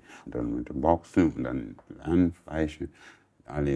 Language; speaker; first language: German; non-native, learner; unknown